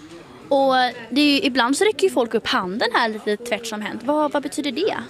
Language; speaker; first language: Swedish; native; Swedish